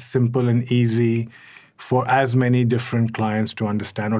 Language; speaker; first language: English; non-native, local second language; Hindi